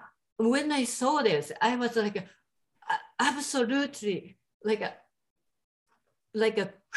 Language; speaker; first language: English; non-native, fluent; Japanese